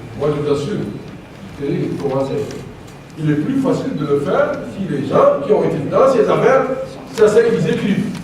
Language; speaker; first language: French; non-native, local second language; Wolof